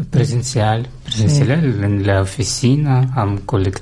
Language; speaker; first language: Catalan; non-native, learner; Russian